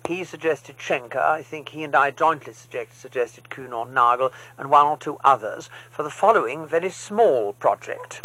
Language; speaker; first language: English; native; English